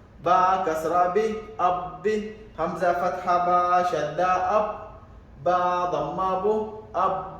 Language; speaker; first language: Arabic; non-native, local second language; Somali